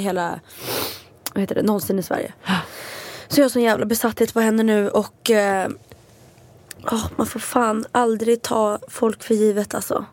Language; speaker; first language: Swedish; native; Swedish